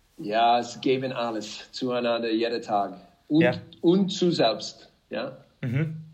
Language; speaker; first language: German; non-native, fluent; English